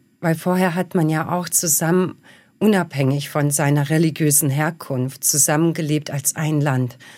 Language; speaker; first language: German; early bilingual, other home language; Bosnian